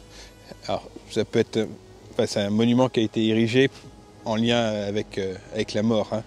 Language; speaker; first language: French; native; French